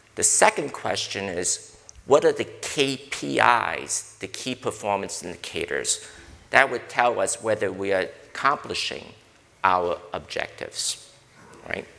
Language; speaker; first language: English; native; English